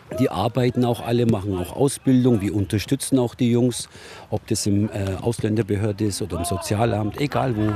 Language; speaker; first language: German; early bilingual, other home language; Turkish